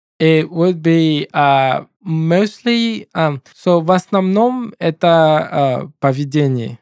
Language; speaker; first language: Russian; non-native, learner; English